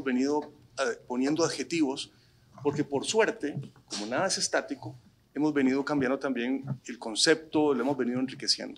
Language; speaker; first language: Spanish; native; Spanish